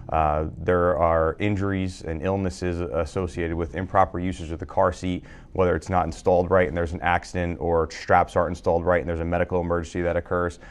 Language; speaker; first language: English; native; English